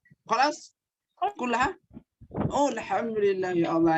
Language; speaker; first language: Arabic; non-native, fluent; Indonesian